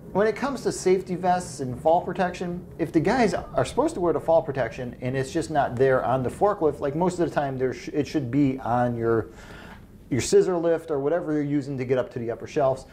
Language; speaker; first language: English; native; English